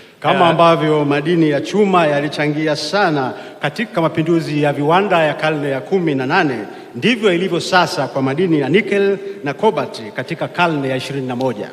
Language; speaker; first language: Swahili; native; Swahili